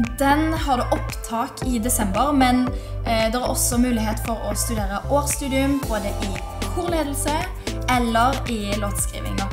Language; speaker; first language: Norwegian; native; Norwegian